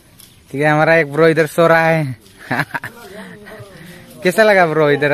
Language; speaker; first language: Hindi; non-native, local second language; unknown